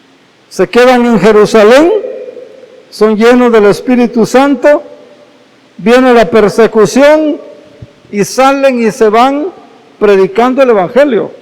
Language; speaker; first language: Spanish; native; Spanish